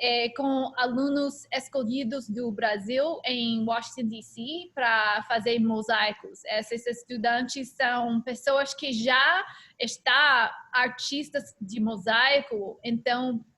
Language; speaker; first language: Portuguese; non-native, learner; English